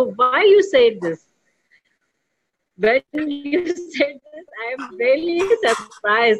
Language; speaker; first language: English; non-native, learner; Urdu